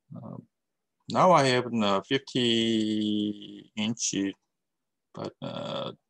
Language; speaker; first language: English; non-native, fluent; Korean